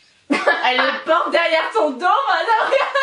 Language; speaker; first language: French; native; French